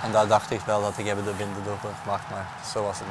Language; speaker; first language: Dutch; non-native, fluent; Norwegian